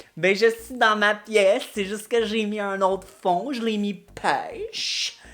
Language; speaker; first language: French; native; French